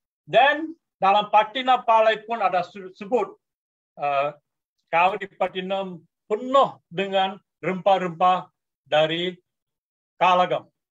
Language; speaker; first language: Malay; non-native, local second language; Tamil